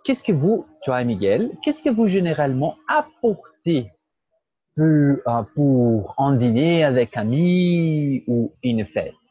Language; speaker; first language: French; non-native, fluent; Portuguese